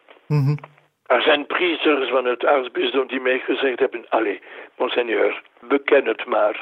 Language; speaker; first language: Dutch; non-native, local second language; French